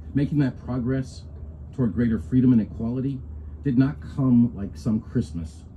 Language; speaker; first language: English; native; English